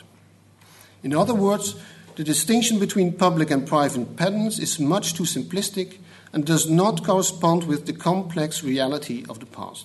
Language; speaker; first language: English; non-native, fluent; Dutch